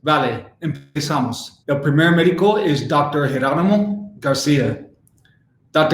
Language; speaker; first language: Spanish; non-native, learner; English